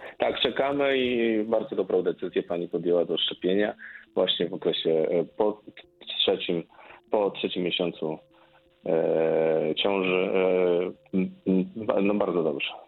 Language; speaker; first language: Polish; native; Polish